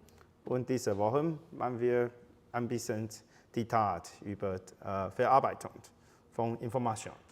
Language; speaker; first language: German; non-native, fluent; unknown